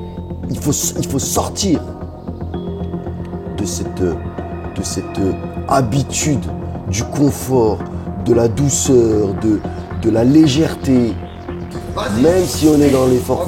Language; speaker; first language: French; native; French